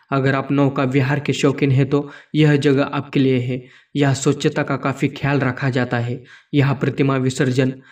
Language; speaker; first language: Hindi; non-native, local second language; Marathi